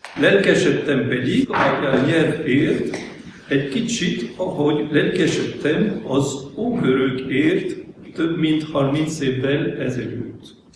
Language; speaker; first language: Hungarian; non-native, fluent; French